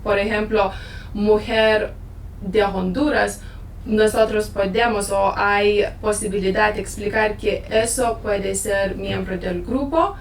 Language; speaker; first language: Spanish; non-native, learner; Lithuanian